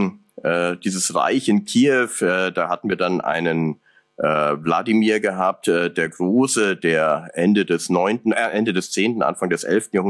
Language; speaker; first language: German; native; German